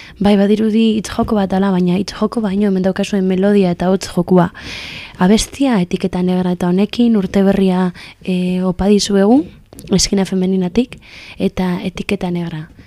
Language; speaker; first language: Basque; non-native, local second language; Spanish